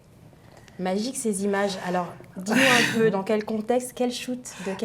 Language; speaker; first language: French; native; French